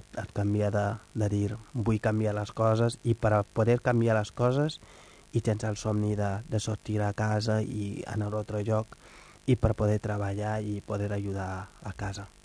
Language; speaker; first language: Catalan; non-native, fluent; Wolof